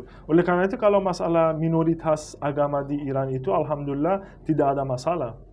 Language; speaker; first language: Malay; non-native, fluent; Persian